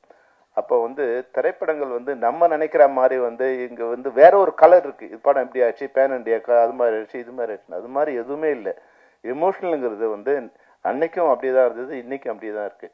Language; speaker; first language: Tamil; native; Tamil